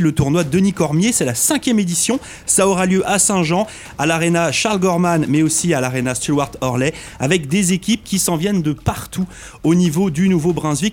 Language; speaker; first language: French; native; French